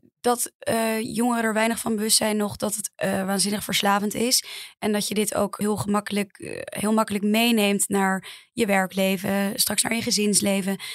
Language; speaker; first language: Dutch; native; Dutch